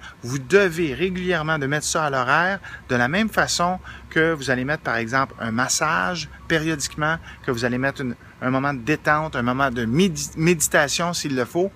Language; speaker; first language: French; native; French